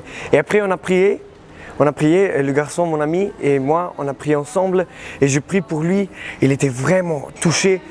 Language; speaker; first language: French; non-native, learner; German